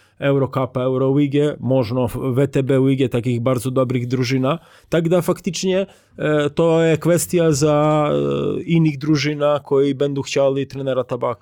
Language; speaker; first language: Polish; non-native, learner; Croatian